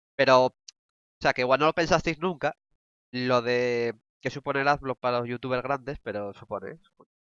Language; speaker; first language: Spanish; native; Spanish